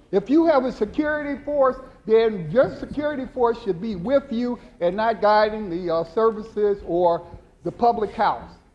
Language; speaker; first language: English; native; English